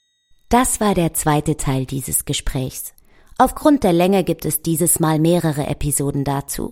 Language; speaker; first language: German; native; German